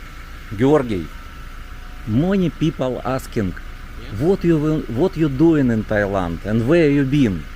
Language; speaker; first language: English; non-native, learner; Russian